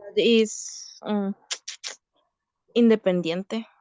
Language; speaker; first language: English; non-native, learner; Spanish